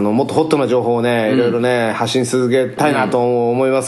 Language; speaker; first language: Japanese; native; Japanese